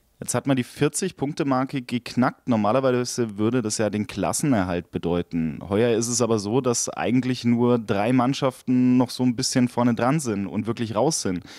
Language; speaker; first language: German; native; German